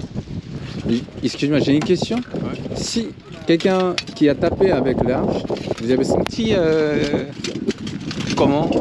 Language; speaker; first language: French; non-native, learner; Korean